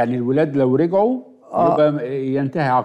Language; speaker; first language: Arabic; native; Arabic